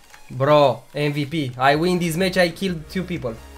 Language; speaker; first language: English; non-native, learner; Romanian